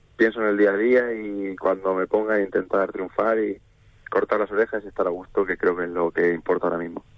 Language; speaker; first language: Spanish; native; Spanish